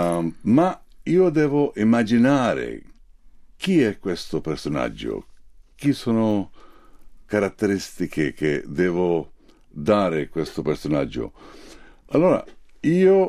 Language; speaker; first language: Italian; non-native, fluent; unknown